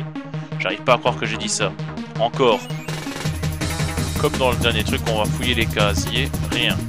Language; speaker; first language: French; native; French